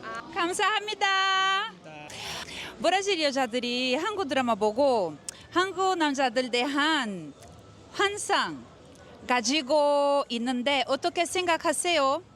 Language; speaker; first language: Korean; non-native, learner; Portuguese